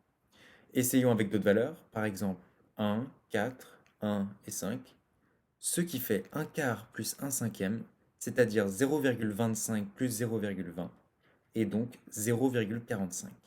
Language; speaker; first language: French; native; French